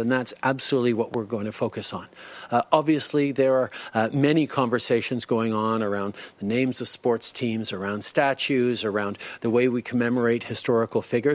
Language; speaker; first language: English; early bilingual, other home language; French